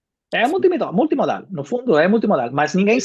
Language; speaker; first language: Portuguese; non-native, fluent; Spanish